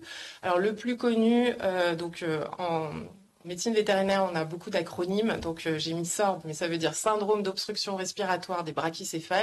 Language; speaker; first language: French; native; French